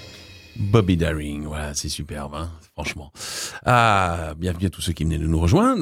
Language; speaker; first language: French; native; French